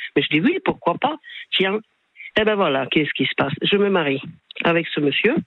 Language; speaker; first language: French; non-native, fluent; Slovak